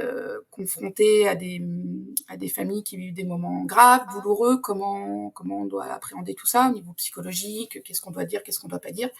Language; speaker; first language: French; native; French